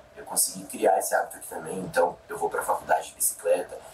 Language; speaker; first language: Portuguese; native; Portuguese